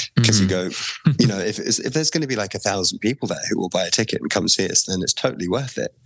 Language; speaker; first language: English; native; English